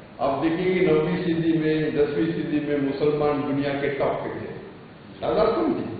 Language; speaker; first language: Urdu; non-native, local second language; Konkani